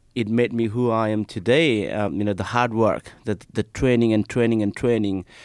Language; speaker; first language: English; non-native, local second language; Nepali